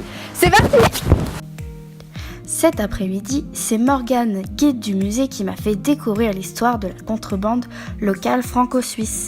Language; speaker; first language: French; native; French